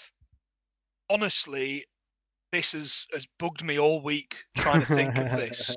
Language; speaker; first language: English; native; English